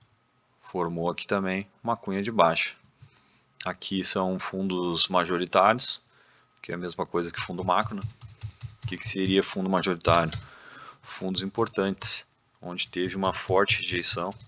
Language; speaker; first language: Portuguese; native; Portuguese